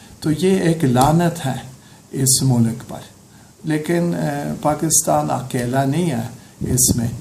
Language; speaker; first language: Urdu; non-native, fluent; Norwegian